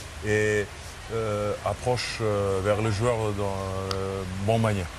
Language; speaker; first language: French; non-native, fluent; Serbian